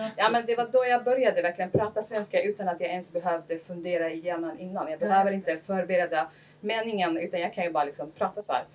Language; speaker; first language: Swedish; non-native, fluent; Arabic